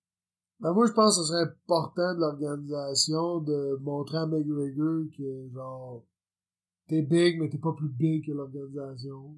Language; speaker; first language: French; native; French